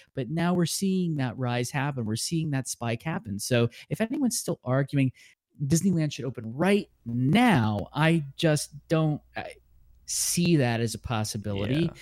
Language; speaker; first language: English; native; English